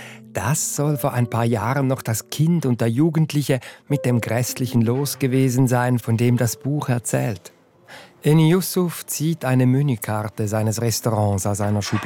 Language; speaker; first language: German; native; German